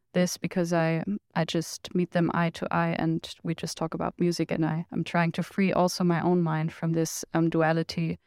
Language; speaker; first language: English; non-native, fluent; German